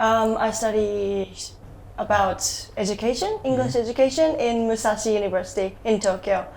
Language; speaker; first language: English; non-native, fluent; Japanese